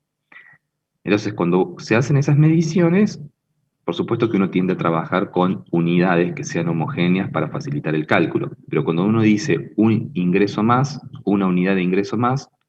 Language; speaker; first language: Spanish; native; Spanish